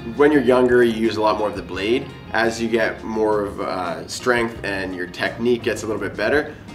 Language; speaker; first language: English; native; English